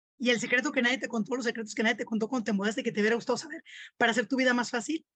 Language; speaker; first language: Spanish; native; Spanish